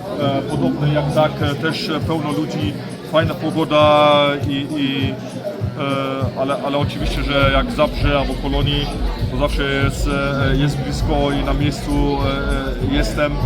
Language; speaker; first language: Polish; early bilingual, heritage; Polish